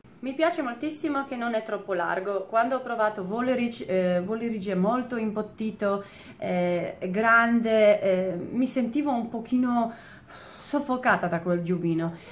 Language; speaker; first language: Italian; non-native, fluent; Polish